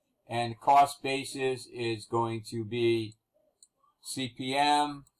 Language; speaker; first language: English; native; English